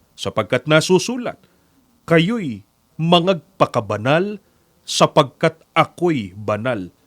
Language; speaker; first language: Filipino; native; Filipino